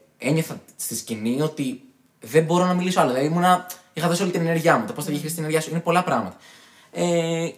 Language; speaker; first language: Greek; native; Greek